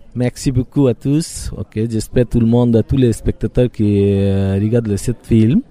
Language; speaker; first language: French; non-native, learner; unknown